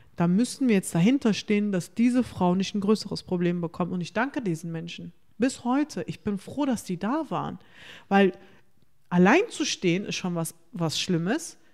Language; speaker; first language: German; early bilingual, other home language; Turkish